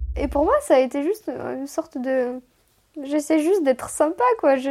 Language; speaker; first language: French; non-native, fluent; Romanian